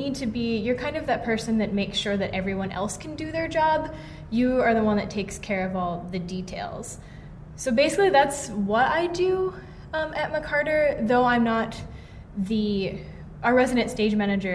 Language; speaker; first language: English; native; English